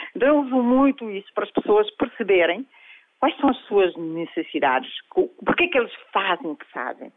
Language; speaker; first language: Portuguese; non-native, local second language; Kabuverdianu